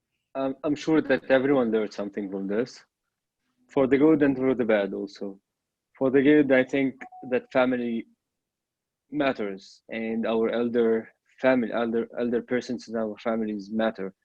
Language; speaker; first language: English; non-native, fluent; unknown